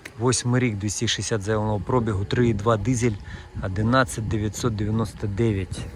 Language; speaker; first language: Ukrainian; native; Ukrainian